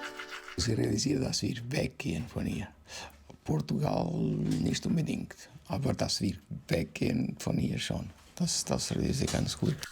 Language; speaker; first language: German; non-native, fluent; Portuguese